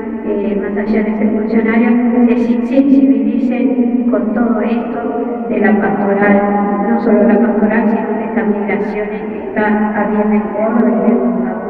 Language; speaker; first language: Spanish; native; Spanish